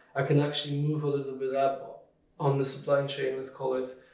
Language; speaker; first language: English; non-native, fluent; Polish